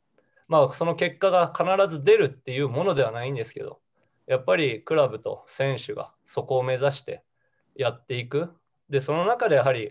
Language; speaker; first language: Japanese; native; Japanese